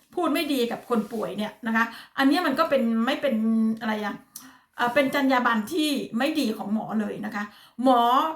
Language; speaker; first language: Thai; native; Thai